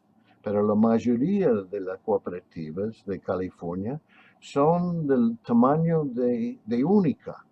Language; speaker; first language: Spanish; non-native, fluent; English